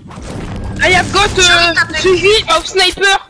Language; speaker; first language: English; non-native, learner; French